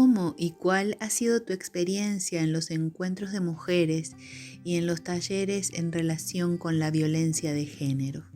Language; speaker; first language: Spanish; native; Spanish